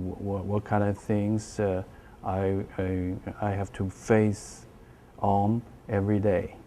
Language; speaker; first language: English; non-native, learner; Chinese